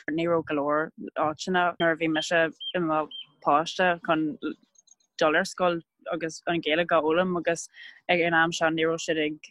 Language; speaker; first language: Irish; non-native, local second language; English